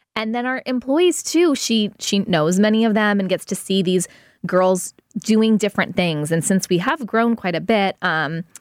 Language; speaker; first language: English; native; English